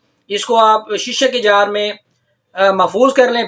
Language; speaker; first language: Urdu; non-native, local second language; Punjabi